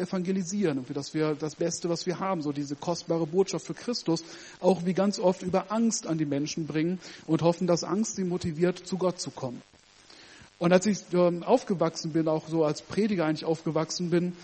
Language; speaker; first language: German; native; German